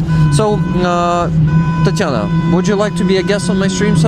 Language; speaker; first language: English; non-native, fluent; Ukrainian